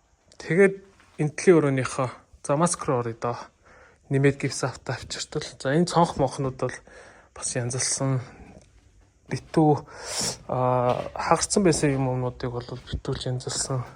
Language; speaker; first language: Mongolian; native; Mongolian